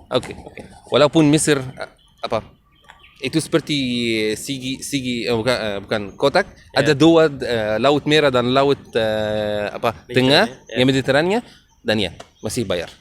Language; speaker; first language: Indonesian; non-native, learner; Arabic